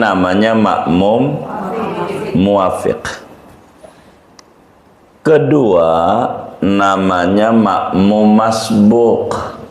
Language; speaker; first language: Indonesian; native; Indonesian